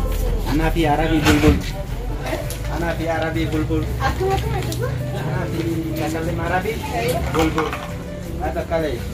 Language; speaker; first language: Arabic; non-native, learner; Oromo